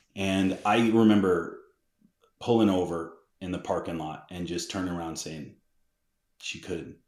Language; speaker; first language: English; native; English